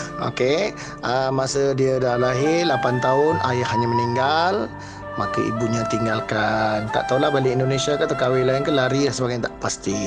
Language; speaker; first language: Malay; non-native, local second language; Tamil